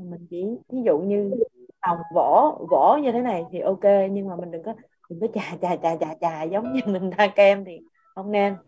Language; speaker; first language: Vietnamese; native; Vietnamese